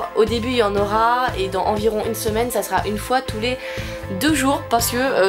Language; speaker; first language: French; native; French